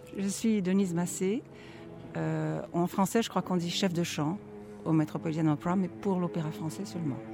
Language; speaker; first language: French; native; French